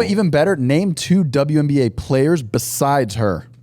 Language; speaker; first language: English; native; English